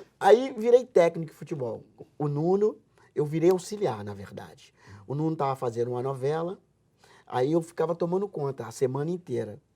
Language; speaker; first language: Portuguese; native; Portuguese